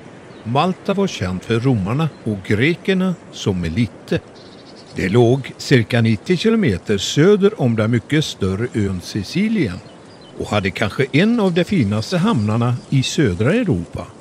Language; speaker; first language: Swedish; native; Swedish